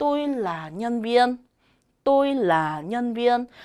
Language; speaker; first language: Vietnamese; non-native, learner; Korean